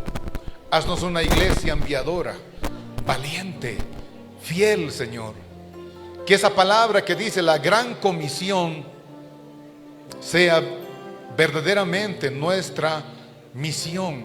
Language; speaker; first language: Spanish; native; Spanish